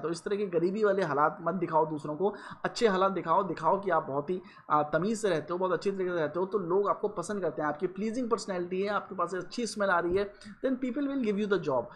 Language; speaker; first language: Hindi; native; Hindi